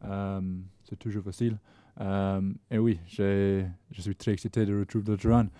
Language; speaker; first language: French; non-native, learner; English